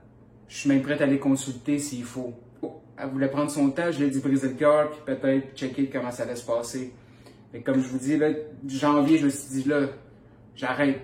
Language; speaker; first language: French; native; French